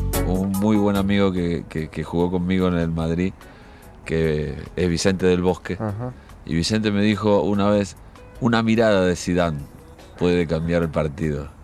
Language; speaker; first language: Spanish; native; Spanish